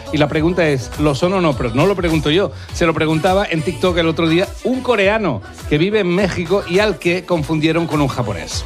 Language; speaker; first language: Spanish; native; Spanish